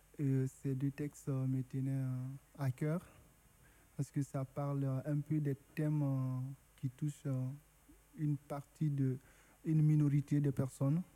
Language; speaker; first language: French; non-native, local second language; Susu